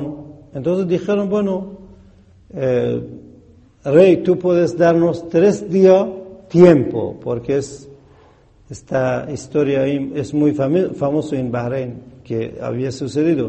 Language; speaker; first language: Spanish; non-native, fluent; Persian